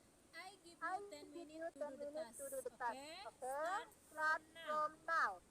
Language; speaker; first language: English; non-native, learner; Indonesian